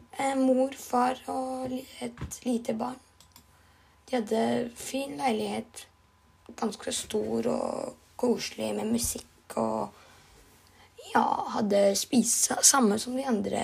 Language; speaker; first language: Norwegian; non-native, learner; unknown